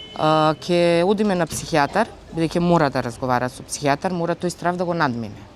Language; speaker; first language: Macedonian; native; Macedonian